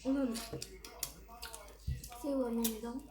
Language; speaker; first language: Korean; non-native, learner; Filipino